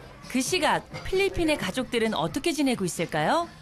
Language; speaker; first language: Korean; native; Korean